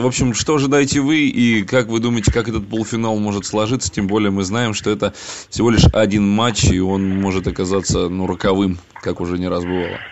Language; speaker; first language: Russian; native; Russian